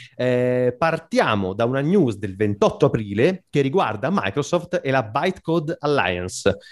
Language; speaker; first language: Italian; native; Italian